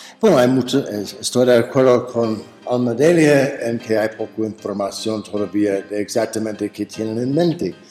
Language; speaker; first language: Spanish; non-native, fluent; English